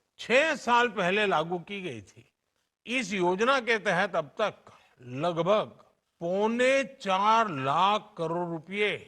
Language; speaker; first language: Hindi; non-native, local second language; Gujarati